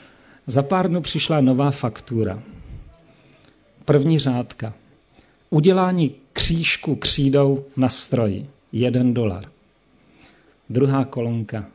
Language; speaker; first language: Czech; native; Czech